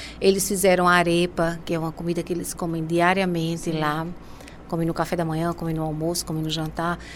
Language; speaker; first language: Portuguese; native; Portuguese